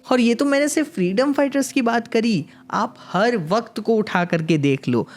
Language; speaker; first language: Hindi; native; Hindi